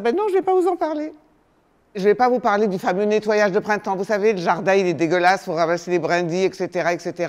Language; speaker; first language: French; native; French